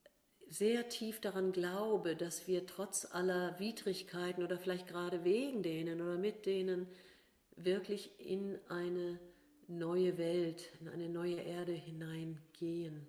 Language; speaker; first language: German; native; German